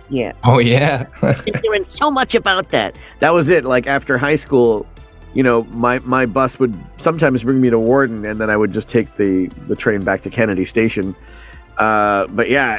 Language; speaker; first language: English; native; English